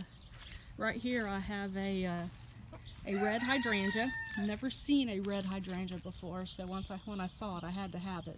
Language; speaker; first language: English; native; English